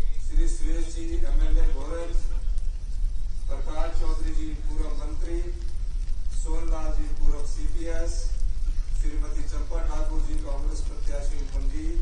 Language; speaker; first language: Hindi; native; Hindi